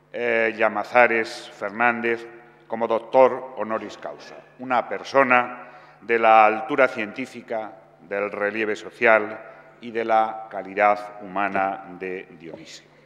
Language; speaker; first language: Spanish; native; Spanish